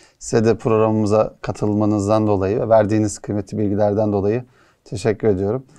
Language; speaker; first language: Turkish; native; Turkish